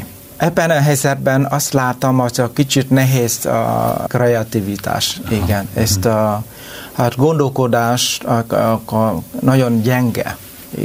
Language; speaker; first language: Hungarian; non-native, learner; Vietnamese